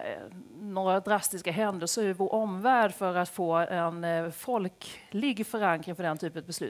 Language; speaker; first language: Swedish; native; Swedish